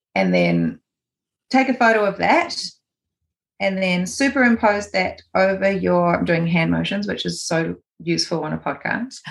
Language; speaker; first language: English; native; English